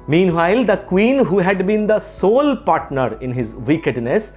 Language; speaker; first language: English; non-native, local second language; Bangla